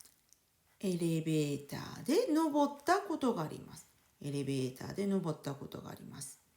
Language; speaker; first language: Japanese; non-native, fluent; French